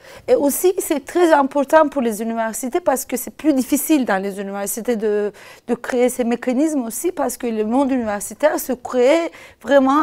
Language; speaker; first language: French; non-native, fluent; Turkish